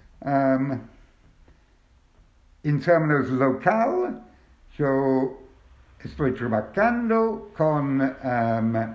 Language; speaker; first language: Spanish; non-native, learner; English